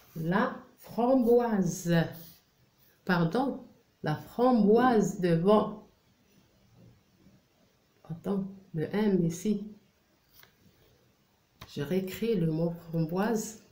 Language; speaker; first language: French; non-native, local second language; Arabic